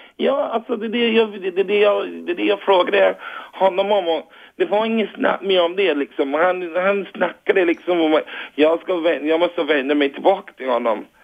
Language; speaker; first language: Swedish; non-native, fluent; English